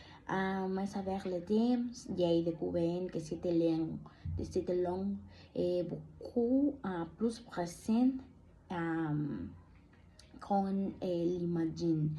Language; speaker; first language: French; non-native, learner; Spanish